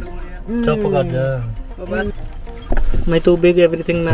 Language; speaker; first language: Filipino; non-native, learner; Hindi